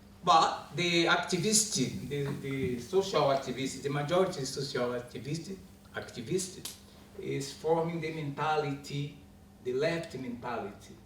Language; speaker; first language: English; non-native, learner; Portuguese